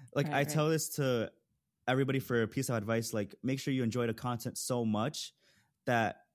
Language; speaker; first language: English; early bilingual, other home language; Spanish